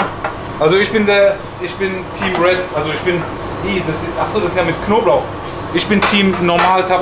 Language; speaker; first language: German; native; German